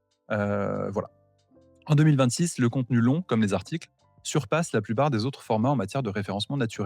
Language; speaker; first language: French; native; French